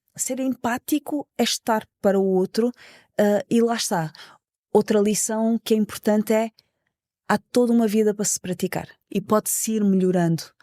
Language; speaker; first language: Portuguese; native; Portuguese